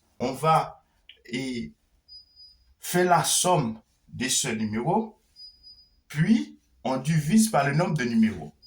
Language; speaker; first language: French; non-native, local second language; Haitian Creole